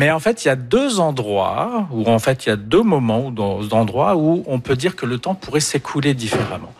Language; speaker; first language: French; native; French